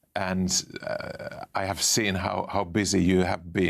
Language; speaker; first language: English; non-native, fluent; Finnish